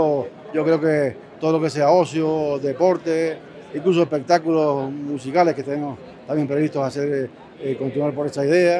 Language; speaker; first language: Spanish; native; Spanish